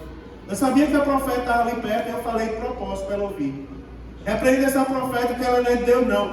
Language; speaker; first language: Portuguese; native; Portuguese